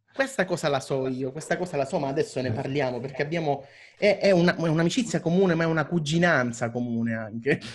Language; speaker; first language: Italian; native; Italian